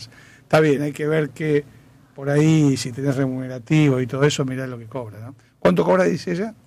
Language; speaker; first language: Spanish; native; Spanish